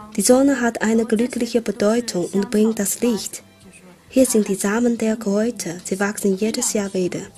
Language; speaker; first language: German; non-native, fluent; Chinese